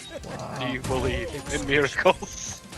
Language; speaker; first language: English; native; English